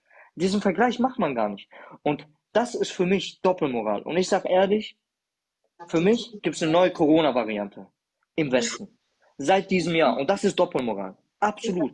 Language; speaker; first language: German; early bilingual, other home language; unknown